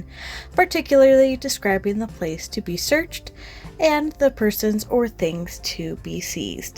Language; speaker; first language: English; native; English